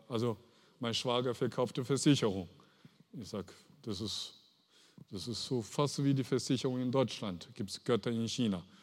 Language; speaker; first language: German; non-native, fluent; Chinese